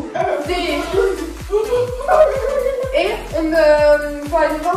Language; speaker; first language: French; native; French